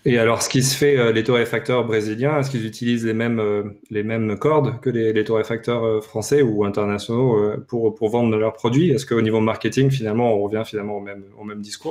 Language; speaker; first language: French; native; French